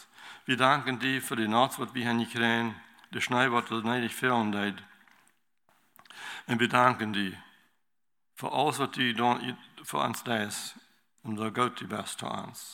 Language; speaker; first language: German; non-native, learner; Low German